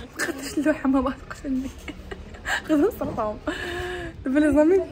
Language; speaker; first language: Arabic; native; Arabic